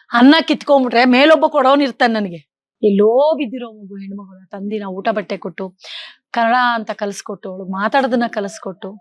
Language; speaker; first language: Kannada; native; Kannada